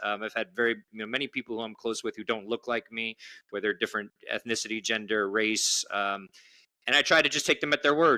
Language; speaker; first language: English; native; English